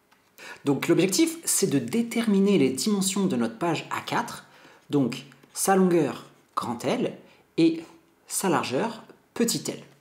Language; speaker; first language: French; native; French